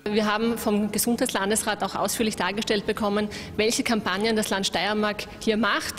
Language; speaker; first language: German; native; German